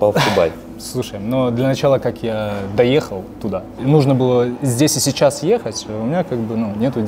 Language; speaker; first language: Russian; native; Russian